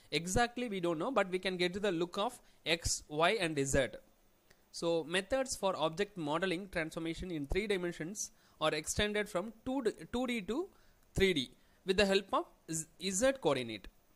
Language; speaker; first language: English; non-native, local second language; Tamil